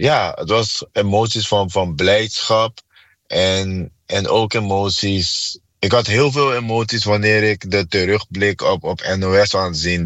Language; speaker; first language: Dutch; non-native, fluent; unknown